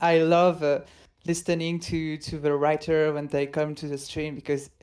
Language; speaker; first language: English; non-native, fluent; French